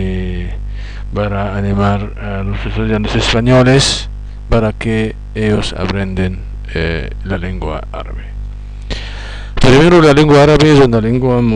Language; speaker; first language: Spanish; non-native, fluent; Arabic